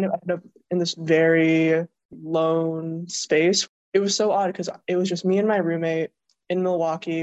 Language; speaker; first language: English; native; English